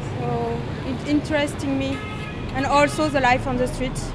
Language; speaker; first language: English; non-native, learner; French